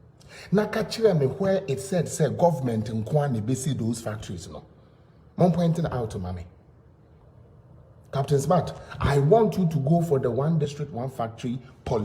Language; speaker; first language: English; non-native, local second language; Akan